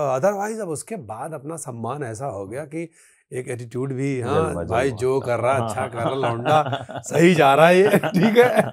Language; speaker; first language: Hindi; native; Hindi